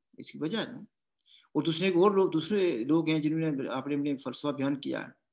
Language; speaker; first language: Urdu; non-native, local second language; Pahari-Potwari